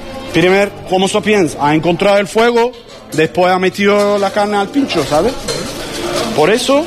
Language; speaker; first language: Spanish; non-native, learner; Turkish